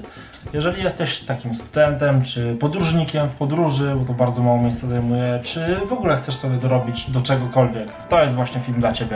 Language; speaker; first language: Polish; native; Polish